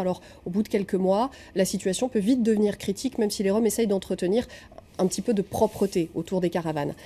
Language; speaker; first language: French; native; French